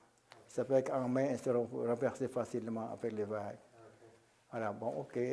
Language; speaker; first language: French; non-native, local second language; Vietnamese